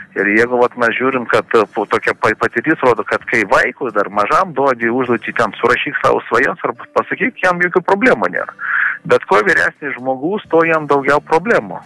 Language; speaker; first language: Lithuanian; early bilingual, heritage; Lithuanian